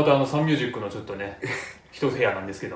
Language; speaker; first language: Japanese; native; Japanese